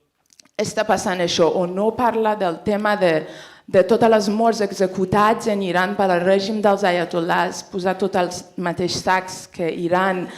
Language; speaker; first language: Catalan; non-native, fluent; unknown